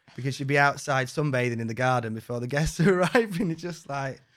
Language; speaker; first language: English; native; English